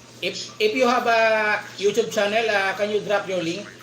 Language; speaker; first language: English; non-native, local second language; Filipino